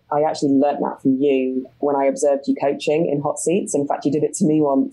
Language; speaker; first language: English; native; English